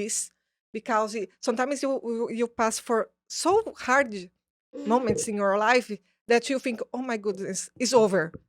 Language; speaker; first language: English; non-native, learner; Portuguese